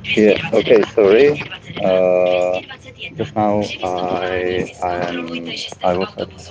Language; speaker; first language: English; non-native, fluent; Czech